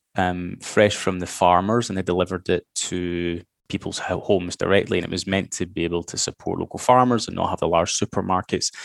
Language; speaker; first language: English; native; English